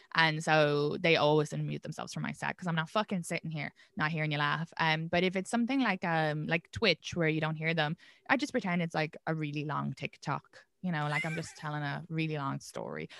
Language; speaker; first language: English; native; English